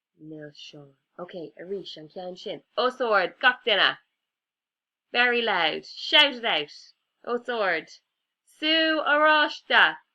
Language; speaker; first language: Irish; non-native, local second language; English